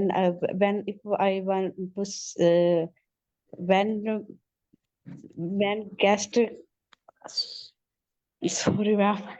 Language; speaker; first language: English; non-native, learner; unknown